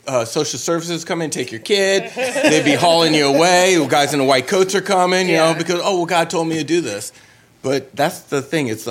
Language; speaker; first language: English; native; English